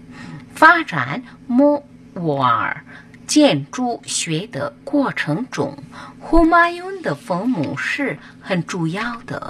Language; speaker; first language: Chinese; non-native, fluent; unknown